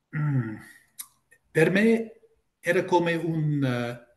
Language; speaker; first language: Italian; non-native, learner; English